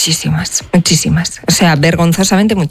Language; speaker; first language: Spanish; native; Spanish